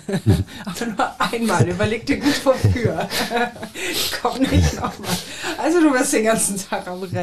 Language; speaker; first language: German; native; German